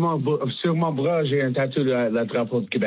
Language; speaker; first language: French; non-native, fluent; English